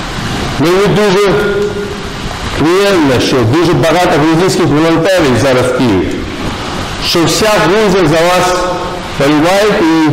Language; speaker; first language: Ukrainian; non-native, fluent; Georgian